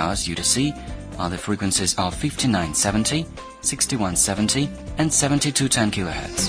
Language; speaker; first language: English; non-native, fluent; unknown